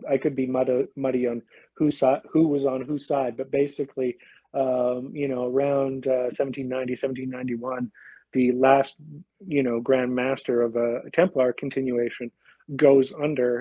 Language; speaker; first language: English; native; English